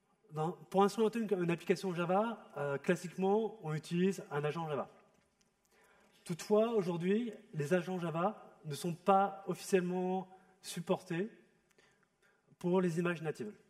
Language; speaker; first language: French; native; French